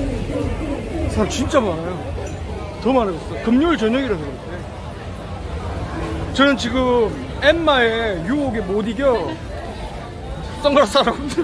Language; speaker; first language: Korean; native; Korean